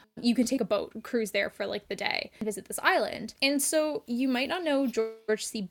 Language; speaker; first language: English; native; English